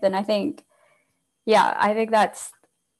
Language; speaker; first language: English; non-native, local second language; Filipino